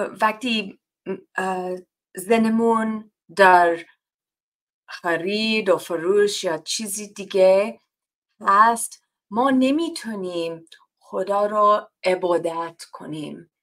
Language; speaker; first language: Persian; non-native, fluent; English